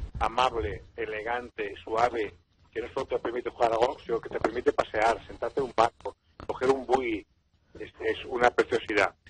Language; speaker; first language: Spanish; non-native, local second language; Catalan